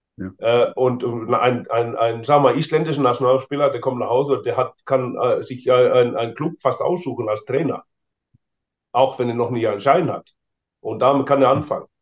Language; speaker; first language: German; non-native, fluent; Icelandic